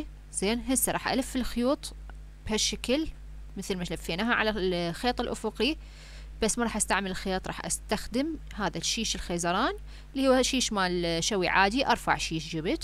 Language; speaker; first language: Arabic; native; Arabic